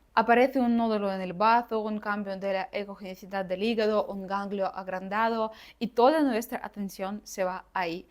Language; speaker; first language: Spanish; non-native, fluent; Russian